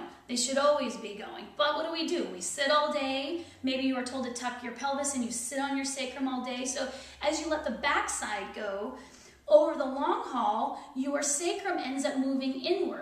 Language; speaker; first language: English; native; English